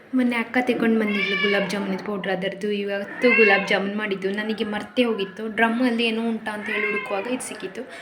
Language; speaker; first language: Kannada; non-native, local second language; Konkani